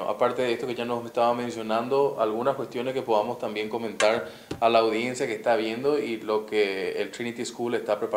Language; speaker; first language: Spanish; native; Spanish